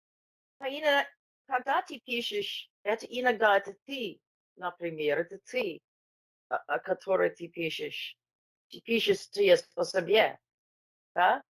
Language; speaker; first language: Russian; non-native, learner; English